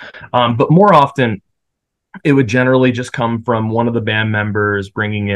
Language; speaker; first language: English; native; English